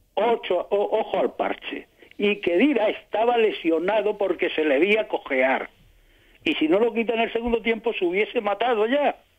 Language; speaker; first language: Spanish; native; Spanish